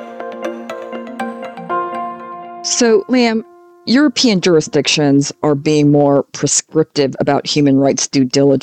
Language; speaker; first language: English; native; English